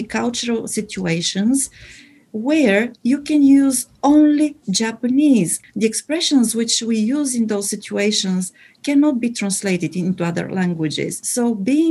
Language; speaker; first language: English; non-native, fluent; Bulgarian